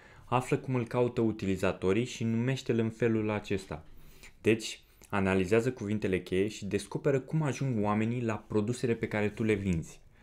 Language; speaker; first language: Romanian; native; Romanian